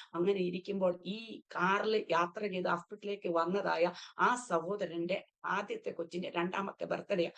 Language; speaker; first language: Malayalam; early bilingual, heritage; Malayalam